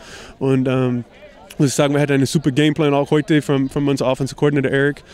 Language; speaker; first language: German; non-native, fluent; English